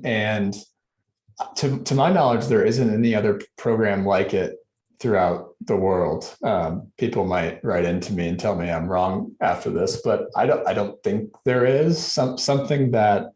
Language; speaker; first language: English; native; English